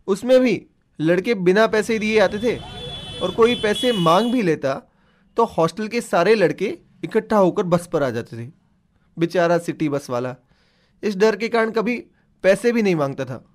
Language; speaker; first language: Hindi; native; Hindi